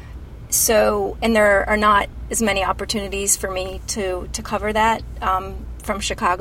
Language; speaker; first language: English; native; English